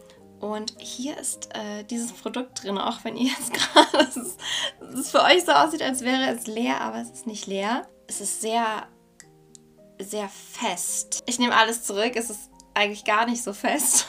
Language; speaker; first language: German; native; German